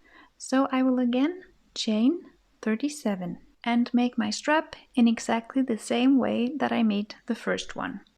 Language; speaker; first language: English; non-native, fluent; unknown